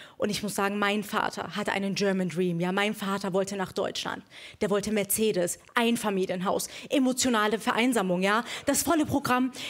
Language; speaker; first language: German; early bilingual, other home language; Persian